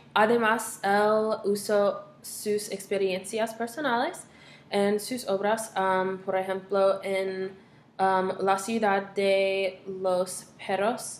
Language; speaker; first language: Spanish; non-native, learner; English